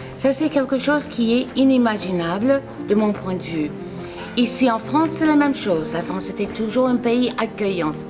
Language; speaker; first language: French; non-native, fluent; English